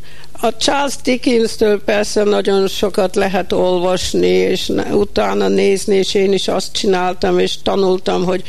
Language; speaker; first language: Hungarian; early bilingual, heritage; Hungarian